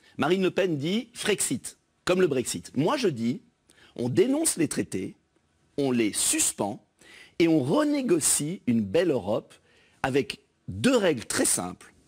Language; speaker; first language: French; native; French